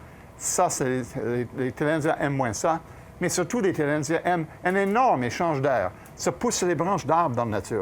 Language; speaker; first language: French; native; French